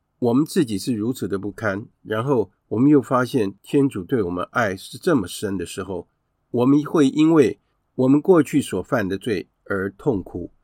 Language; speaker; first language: Chinese; native; Chinese